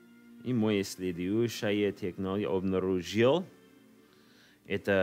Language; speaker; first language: Russian; non-native, learner; English